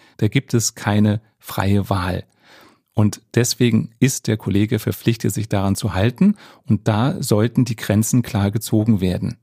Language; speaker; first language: German; native; German